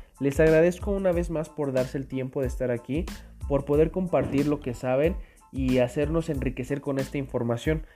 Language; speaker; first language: Spanish; native; Spanish